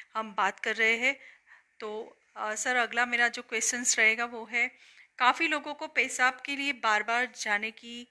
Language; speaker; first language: Hindi; non-native, local second language; Gujarati